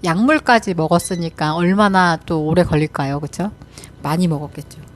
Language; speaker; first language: Korean; native; Korean